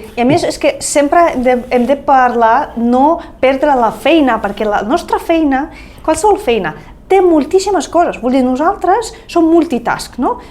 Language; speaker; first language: Catalan; non-native, fluent; Ukrainian